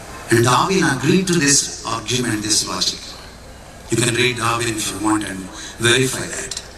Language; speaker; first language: English; non-native, local second language; Telugu